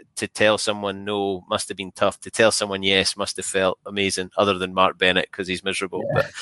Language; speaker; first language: English; native; English